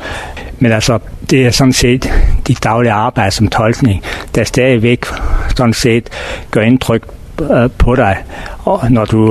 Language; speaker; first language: Danish; native; Danish